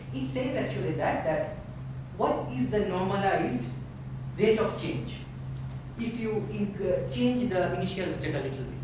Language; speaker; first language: English; non-native, local second language; Bangla